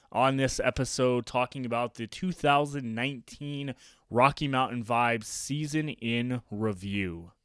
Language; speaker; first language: English; native; English